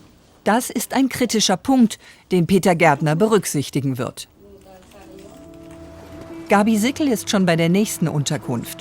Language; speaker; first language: German; native; German